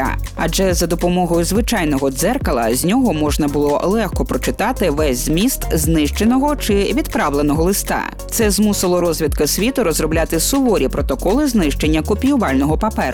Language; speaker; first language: Ukrainian; native; Ukrainian